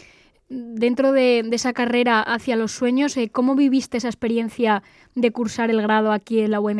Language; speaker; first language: Spanish; native; Spanish